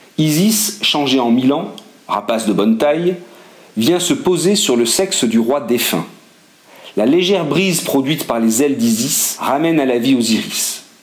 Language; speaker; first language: French; native; French